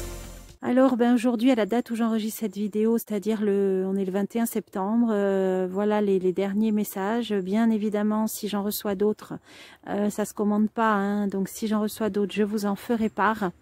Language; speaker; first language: French; native; French